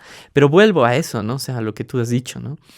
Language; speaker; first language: Spanish; native; Spanish